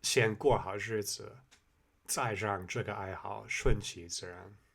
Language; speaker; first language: Chinese; non-native, fluent; English